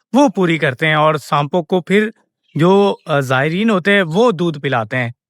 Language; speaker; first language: Urdu; non-native, local second language; Punjabi